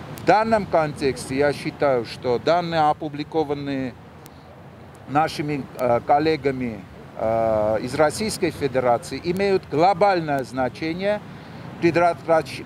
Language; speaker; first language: Russian; non-native, local second language; Armenian